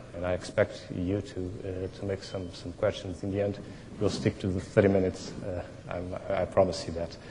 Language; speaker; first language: English; non-native, fluent; Portuguese